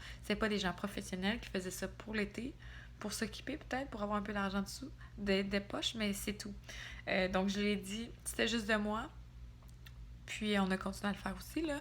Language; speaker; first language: French; native; French